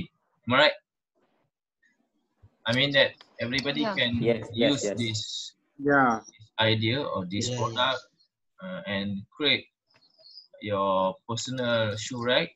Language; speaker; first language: English; non-native, local second language; Malay